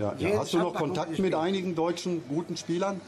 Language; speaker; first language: German; native; German